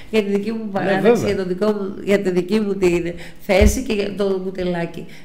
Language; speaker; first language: Greek; native; Greek